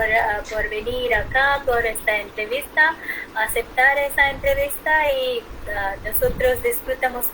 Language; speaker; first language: Spanish; non-native, fluent; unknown